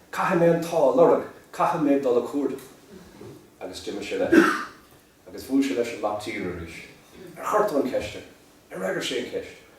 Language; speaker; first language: Irish; native; Irish